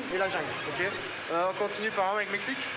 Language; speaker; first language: French; native; French